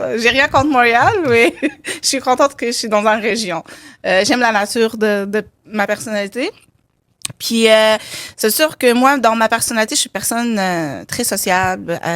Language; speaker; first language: French; non-native, local second language; Arabic